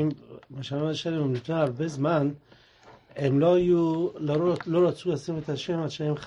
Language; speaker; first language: Hebrew; non-native, learner; English